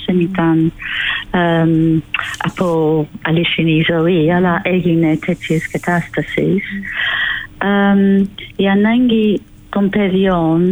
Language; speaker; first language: Greek; non-native, fluent; English